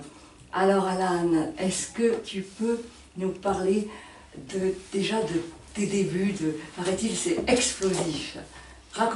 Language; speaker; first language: French; native; French